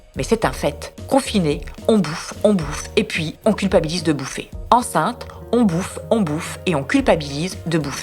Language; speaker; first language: French; native; French